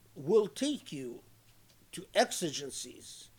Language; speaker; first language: English; non-native, fluent; Arabic